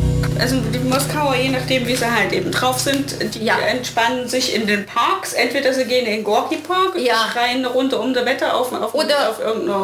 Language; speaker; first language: German; native; German